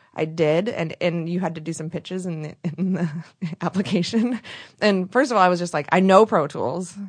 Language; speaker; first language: English; native; English